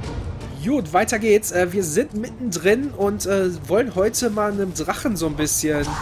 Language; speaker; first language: German; native; German